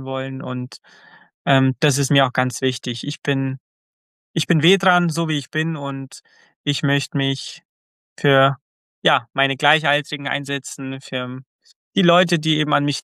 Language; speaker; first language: German; early bilingual, other home language; Croatian